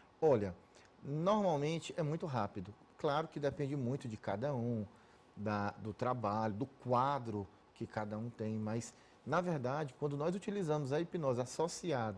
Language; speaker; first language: Portuguese; native; Portuguese